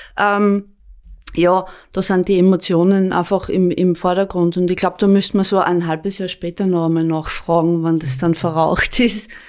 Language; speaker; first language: German; native; German